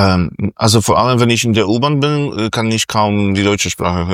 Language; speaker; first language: German; non-native, fluent; Polish